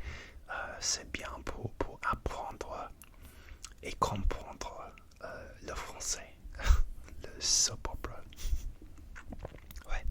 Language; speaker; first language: French; non-native, learner; English